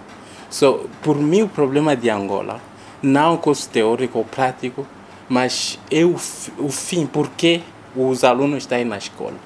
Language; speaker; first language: Portuguese; non-native, learner; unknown